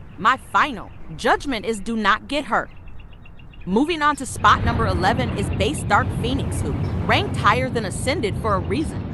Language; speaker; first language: English; native; English